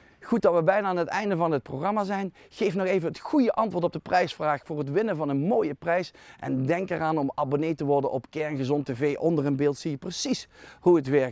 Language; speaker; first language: Dutch; native; Dutch